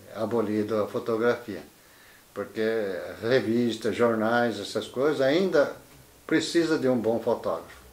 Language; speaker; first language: Portuguese; native; Portuguese